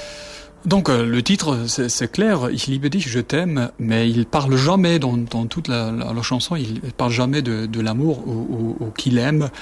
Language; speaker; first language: French; non-native, fluent; German